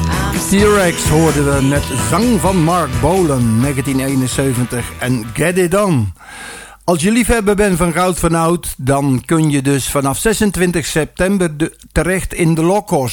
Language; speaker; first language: Dutch; native; Dutch